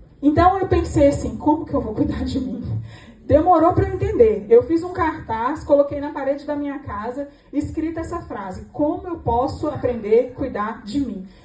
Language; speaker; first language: Portuguese; native; Portuguese